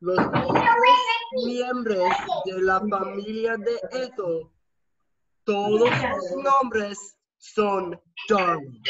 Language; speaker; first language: Spanish; non-native, fluent; English